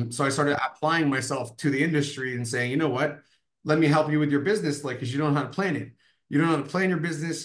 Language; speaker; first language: English; native; English